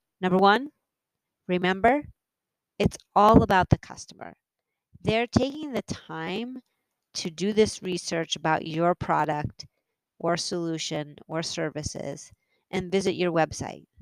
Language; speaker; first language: English; native; English